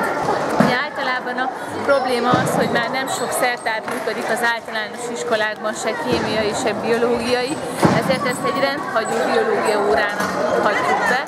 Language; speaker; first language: Hungarian; native; Hungarian